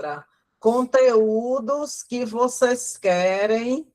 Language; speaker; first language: Portuguese; native; Portuguese